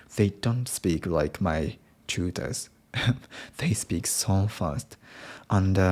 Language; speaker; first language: English; non-native, learner; Japanese